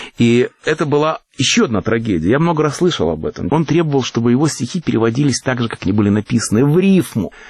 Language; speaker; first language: Russian; native; Russian